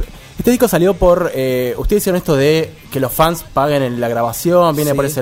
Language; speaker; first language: Spanish; native; Spanish